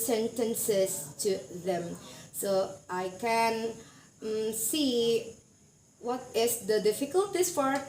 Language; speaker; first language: English; non-native, learner; Indonesian